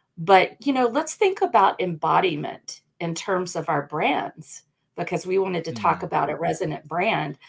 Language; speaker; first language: English; native; English